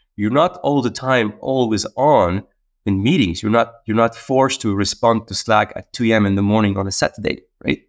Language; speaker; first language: English; non-native, fluent; Arabic